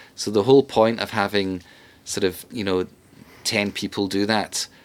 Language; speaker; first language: English; native; English